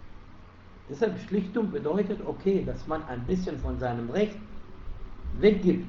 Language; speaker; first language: German; non-native, fluent; Arabic